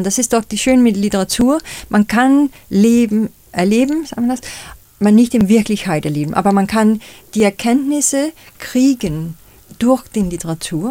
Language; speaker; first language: German; non-native, fluent; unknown